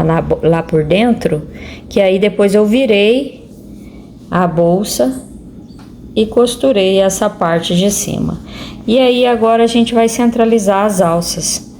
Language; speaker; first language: Portuguese; native; Portuguese